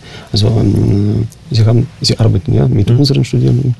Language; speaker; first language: German; non-native, fluent; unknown